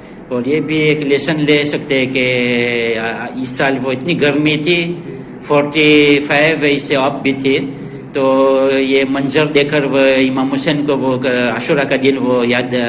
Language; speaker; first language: Hindi; non-native, learner; Gujarati